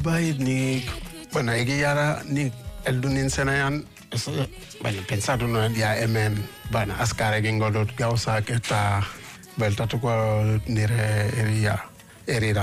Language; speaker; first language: Basque; non-native, fluent; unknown